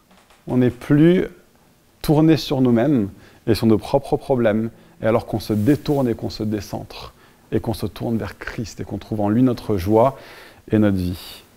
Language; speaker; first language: French; native; French